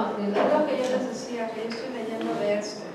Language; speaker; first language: Spanish; native; Spanish